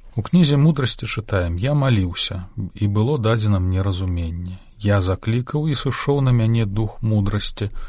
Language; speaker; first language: Belarusian; native; Belarusian